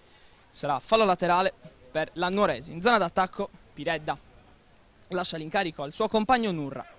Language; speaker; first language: Italian; native; Italian